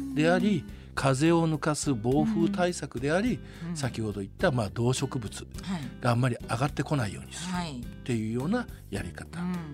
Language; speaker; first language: Japanese; native; Japanese